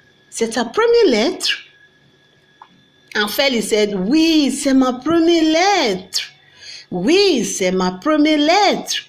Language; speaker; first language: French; non-native, learner; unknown